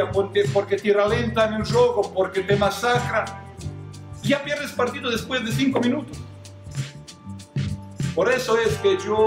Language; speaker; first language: Portuguese; non-native, learner; Croatian